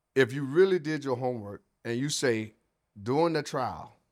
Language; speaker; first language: English; native; English